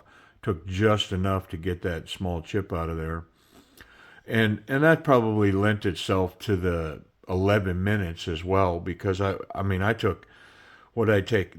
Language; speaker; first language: English; native; English